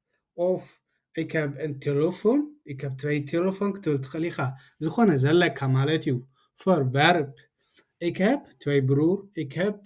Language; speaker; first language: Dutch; non-native, learner; Tigrinya